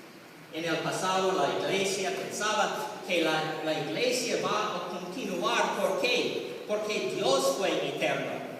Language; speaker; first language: Spanish; non-native, learner; English